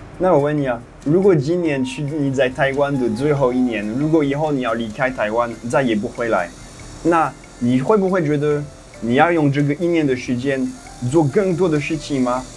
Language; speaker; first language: Chinese; non-native, fluent; French